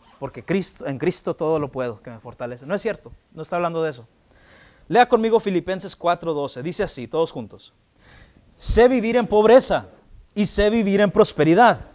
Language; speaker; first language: Spanish; early bilingual, heritage; Spanish